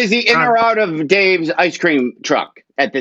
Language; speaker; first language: English; native; English